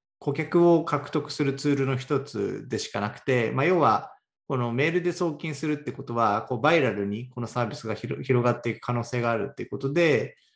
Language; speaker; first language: Japanese; native; Japanese